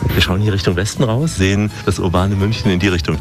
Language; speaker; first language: German; native; German